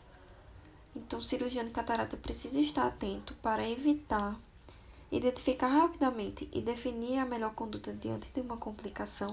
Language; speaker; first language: Portuguese; native; Portuguese